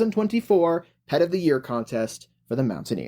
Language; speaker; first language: English; native; English